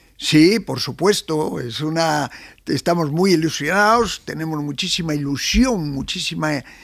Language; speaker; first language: Spanish; native; Spanish